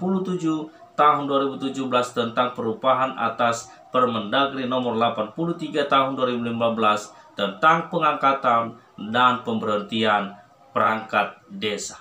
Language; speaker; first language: Indonesian; native; Indonesian